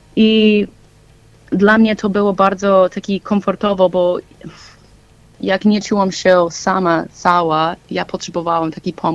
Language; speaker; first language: Polish; non-native, learner; English